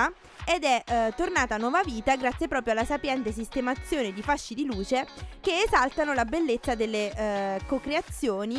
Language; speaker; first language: Italian; native; Italian